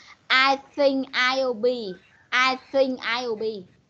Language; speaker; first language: English; non-native, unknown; Vietnamese